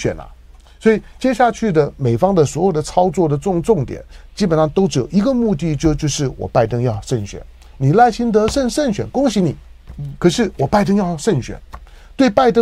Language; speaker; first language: Chinese; native; Chinese